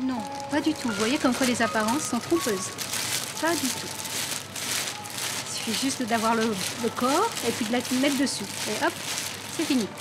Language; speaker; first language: French; native; French